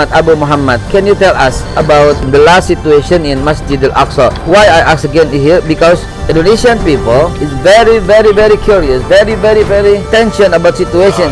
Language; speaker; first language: English; non-native, learner; Indonesian